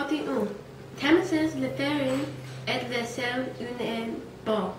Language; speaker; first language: French; non-native, learner; English